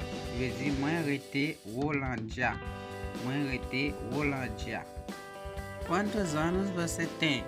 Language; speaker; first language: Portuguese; non-native, learner; Haitian Creole